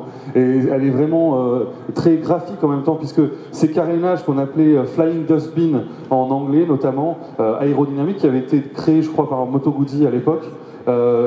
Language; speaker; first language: French; native; French